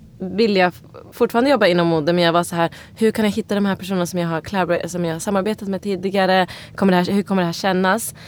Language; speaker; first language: Swedish; early bilingual, other home language; Somali